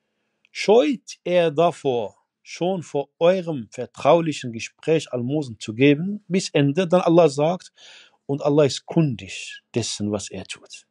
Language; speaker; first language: German; non-native, fluent; Arabic